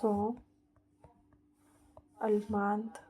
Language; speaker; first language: French; non-native, fluent; Hindi